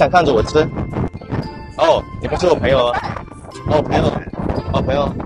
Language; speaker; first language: Chinese; early bilingual, heritage; Chinese